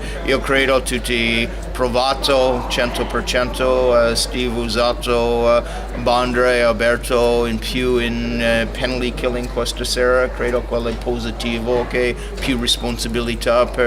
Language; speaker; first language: Italian; non-native, learner; English